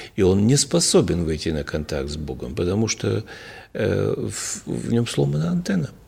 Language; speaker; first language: Russian; native; Russian